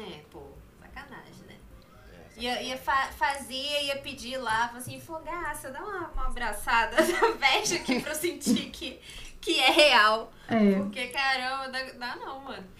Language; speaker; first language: Portuguese; native; Portuguese